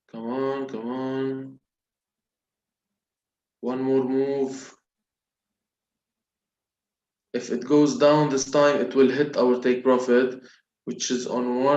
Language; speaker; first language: English; non-native, local second language; Arabic